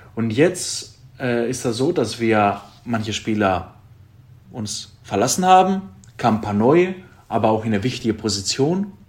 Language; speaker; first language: German; non-native, fluent; Greek